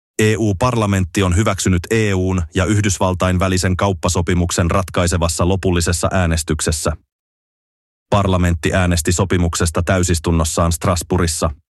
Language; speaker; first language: Finnish; native; Finnish